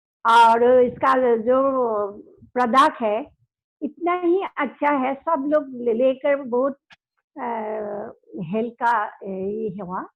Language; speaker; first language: Hindi; non-native, local second language; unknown